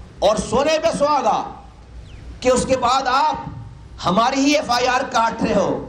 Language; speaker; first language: Urdu; native; Urdu